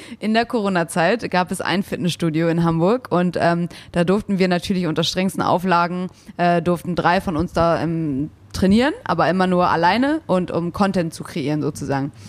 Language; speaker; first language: German; early bilingual, other home language; English